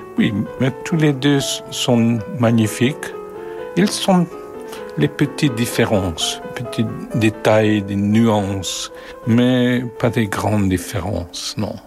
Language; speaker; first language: French; non-native, learner; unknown